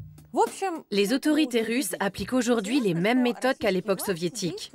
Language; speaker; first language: French; native; French